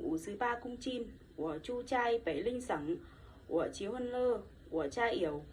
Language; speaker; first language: Chinese; non-native, learner; Vietnamese